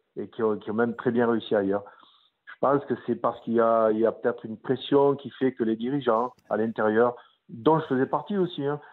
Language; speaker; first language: French; native; French